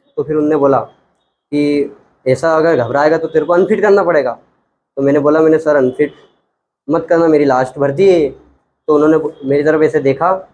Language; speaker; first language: Hindi; native; Hindi